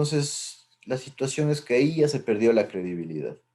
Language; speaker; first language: Spanish; native; Spanish